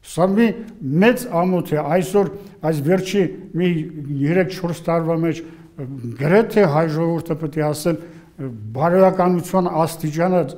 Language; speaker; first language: Armenian; native; Armenian